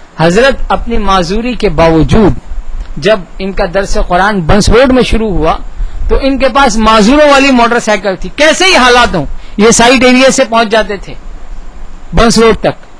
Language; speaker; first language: Urdu; native; Urdu